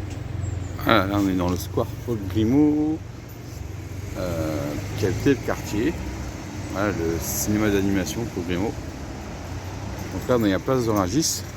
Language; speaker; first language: French; native; French